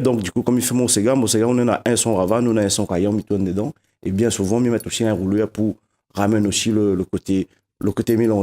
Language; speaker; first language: French; non-native, local second language; Réunion Creole French